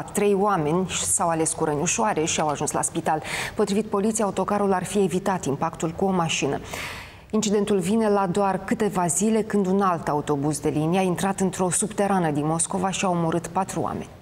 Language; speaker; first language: Romanian; native; Romanian